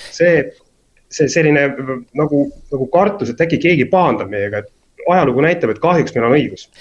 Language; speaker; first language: Estonian; native; Estonian